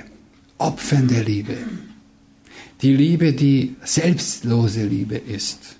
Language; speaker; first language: German; non-native, fluent; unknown